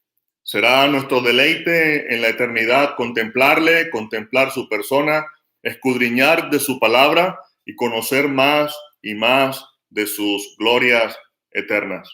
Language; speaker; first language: Spanish; native; Spanish